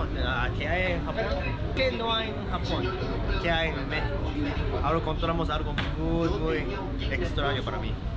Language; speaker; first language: Spanish; non-native, learner; Japanese